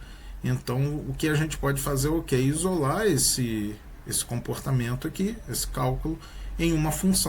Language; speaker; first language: Portuguese; native; Portuguese